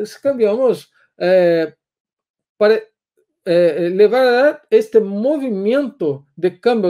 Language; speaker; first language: Spanish; non-native, learner; Portuguese